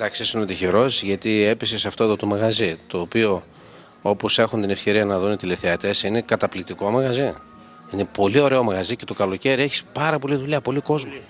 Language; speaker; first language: Greek; native; Greek